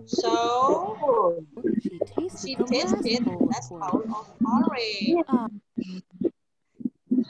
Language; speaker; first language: English; non-native, fluent; Indonesian